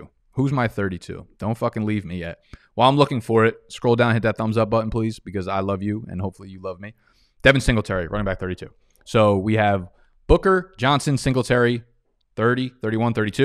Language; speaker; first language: English; native; English